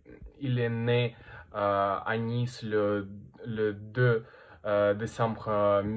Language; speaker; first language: French; non-native, learner; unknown